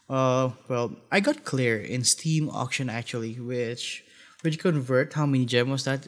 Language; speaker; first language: English; non-native, fluent; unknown